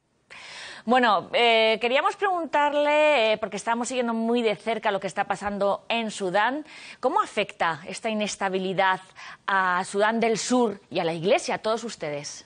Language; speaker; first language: Spanish; native; Spanish